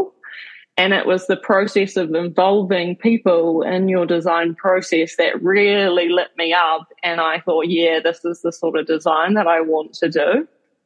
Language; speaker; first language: English; native; English